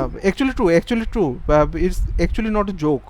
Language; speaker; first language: English; non-native, fluent; Bangla